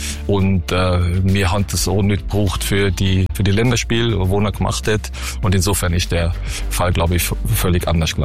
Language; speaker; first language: German; native; German